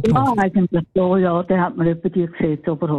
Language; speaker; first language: German; native; German